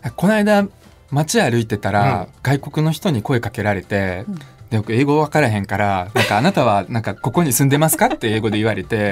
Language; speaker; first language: Japanese; early bilingual, other home language; Russian